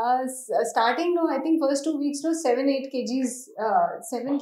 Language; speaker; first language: Telugu; non-native, learner; Hindi